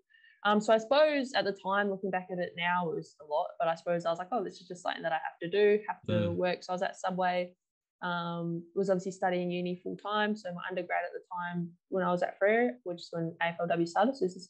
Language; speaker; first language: English; native; English